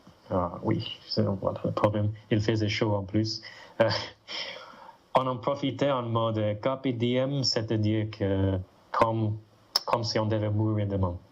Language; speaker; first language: French; non-native, fluent; English